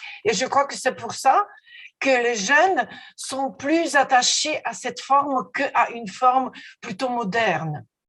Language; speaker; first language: French; non-native, fluent; Ukrainian